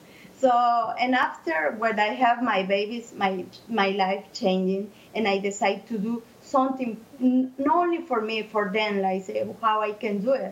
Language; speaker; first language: English; non-native, learner; Spanish